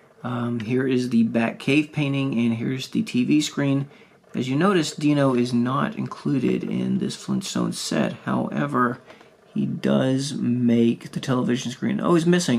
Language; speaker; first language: English; native; English